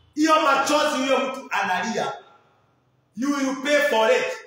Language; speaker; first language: English; non-native, local second language; Swahili